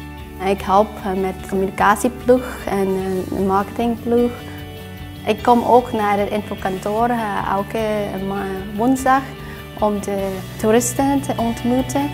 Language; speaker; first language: Dutch; non-native, learner; Vietnamese